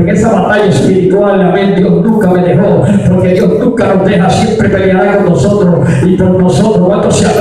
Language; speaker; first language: Spanish; native; Spanish